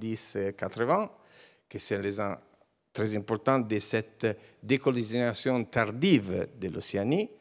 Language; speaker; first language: French; non-native, learner; Italian